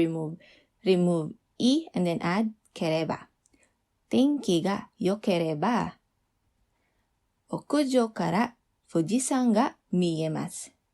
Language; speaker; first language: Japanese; non-native, fluent; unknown